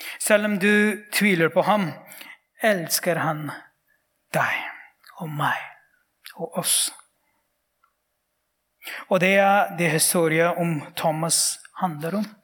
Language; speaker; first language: Norwegian; non-native, fluent; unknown